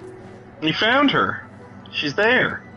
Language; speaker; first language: English; native; English